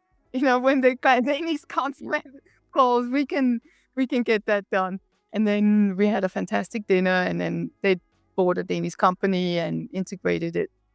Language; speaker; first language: English; non-native, fluent; Danish